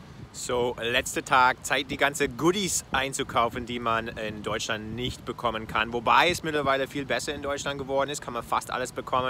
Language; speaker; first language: German; non-native, fluent; English